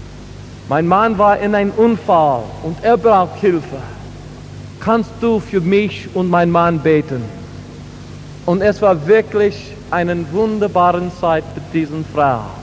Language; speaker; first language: German; non-native, learner; English